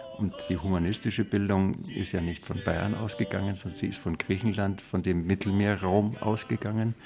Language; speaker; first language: German; native; German